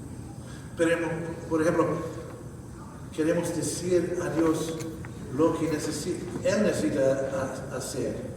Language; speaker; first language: Spanish; non-native, fluent; English